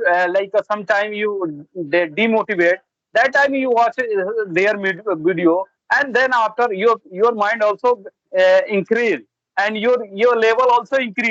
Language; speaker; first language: English; non-native, learner; Bhojpuri